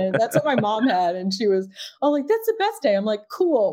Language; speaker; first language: English; native; English